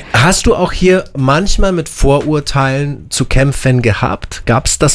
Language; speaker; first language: German; native; German